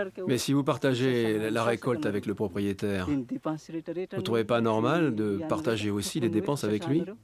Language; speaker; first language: French; native; French